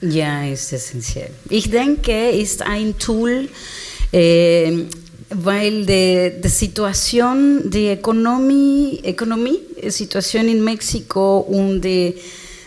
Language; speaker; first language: German; non-native, learner; Spanish